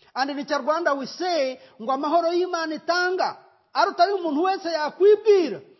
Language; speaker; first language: English; non-native, local second language; Kinyarwanda